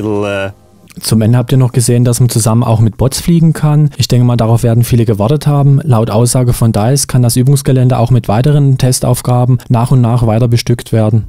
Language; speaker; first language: German; native; German